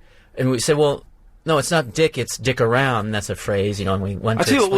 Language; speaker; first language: English; native; English